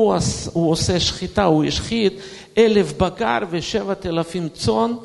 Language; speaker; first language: Hebrew; non-native, fluent; Russian